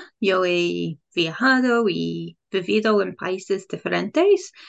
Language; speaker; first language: Spanish; non-native, learner; English